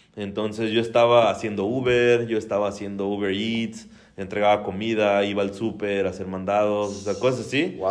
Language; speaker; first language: Spanish; native; Spanish